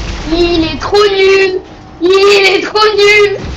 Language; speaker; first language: French; native; French